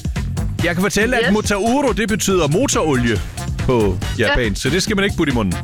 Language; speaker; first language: Danish; native; Danish